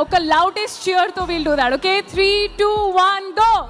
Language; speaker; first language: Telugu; non-native, local second language; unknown